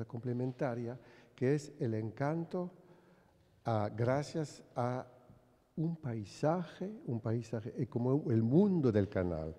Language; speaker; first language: Spanish; non-native, fluent; French